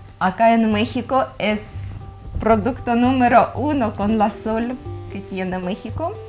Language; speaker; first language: Spanish; non-native, learner; Ukrainian